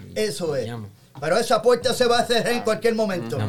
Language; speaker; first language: Spanish; native; Spanish